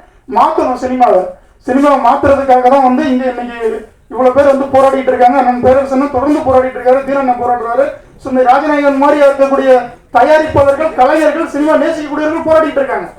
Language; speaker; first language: Tamil; native; Tamil